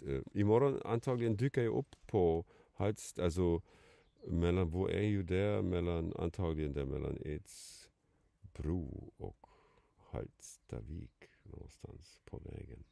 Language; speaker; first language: Swedish; non-native, fluent; German